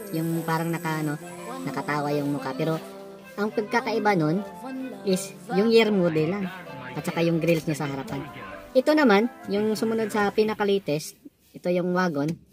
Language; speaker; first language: Filipino; non-native, local second language; Cebuano